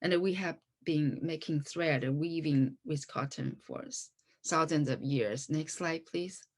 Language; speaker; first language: English; non-native, fluent; Chinese